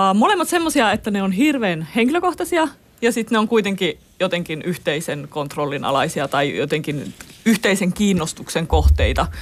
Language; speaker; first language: Finnish; native; Finnish